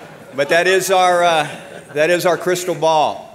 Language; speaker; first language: English; native; English